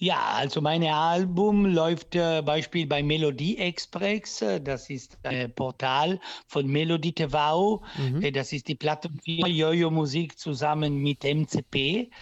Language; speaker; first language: German; non-native, learner; Italian